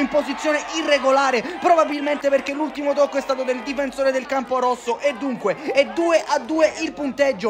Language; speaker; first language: Italian; native; Italian